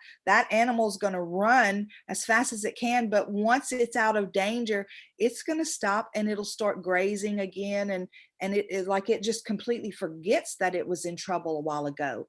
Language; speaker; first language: English; native; English